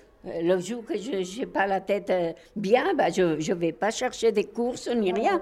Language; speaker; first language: French; non-native, fluent; Spanish